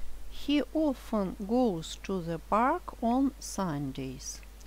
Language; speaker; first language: English; non-native, fluent; Russian